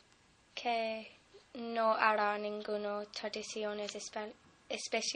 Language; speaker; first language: Spanish; non-native, learner; English